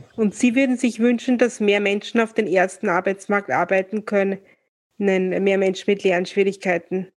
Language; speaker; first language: German; native; German